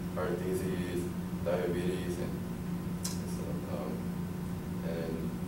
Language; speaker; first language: English; non-native, learner; Korean